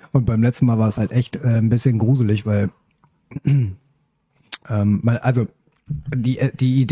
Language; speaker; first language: German; native; German